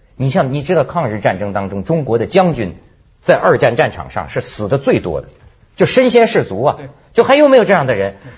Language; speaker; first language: Chinese; native; Chinese